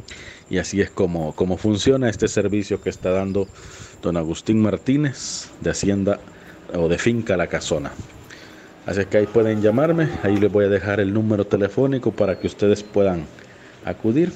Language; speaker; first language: Spanish; native; Spanish